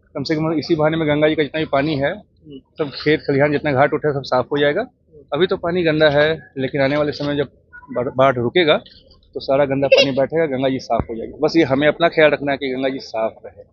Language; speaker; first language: Hindi; native; Hindi